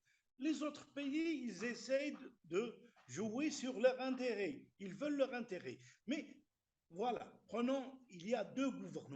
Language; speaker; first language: French; non-native, local second language; Arabic